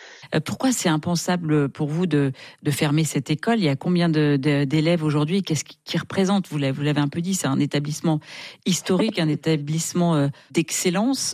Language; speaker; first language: French; native; French